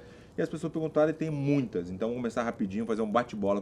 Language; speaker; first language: Portuguese; native; Portuguese